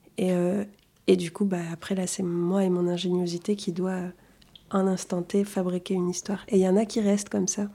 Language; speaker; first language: French; early bilingual, other home language; Arabic